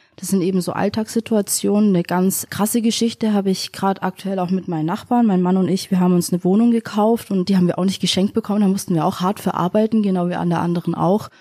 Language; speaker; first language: German; early bilingual, other home language; Turkish